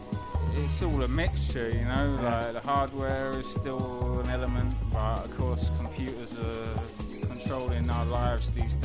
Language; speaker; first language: English; native; English